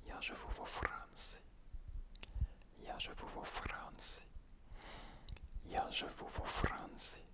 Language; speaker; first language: Russian; non-native, learner; French